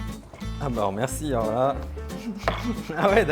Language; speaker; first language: French; native; French